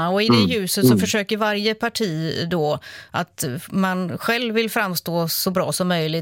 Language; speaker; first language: Swedish; native; Swedish